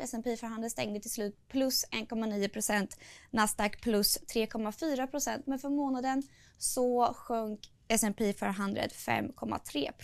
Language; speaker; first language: Swedish; native; Swedish